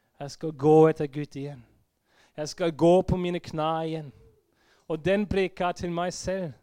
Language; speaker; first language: Norwegian; non-native, fluent; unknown